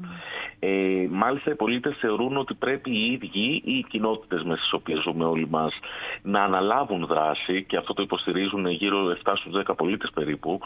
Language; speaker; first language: Greek; native; Greek